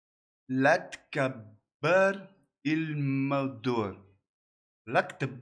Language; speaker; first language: Arabic; non-native, learner; Portuguese